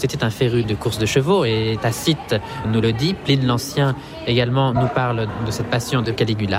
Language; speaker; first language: French; native; French